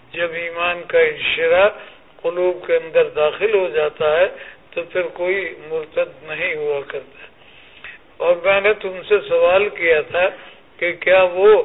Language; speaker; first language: Urdu; native; Urdu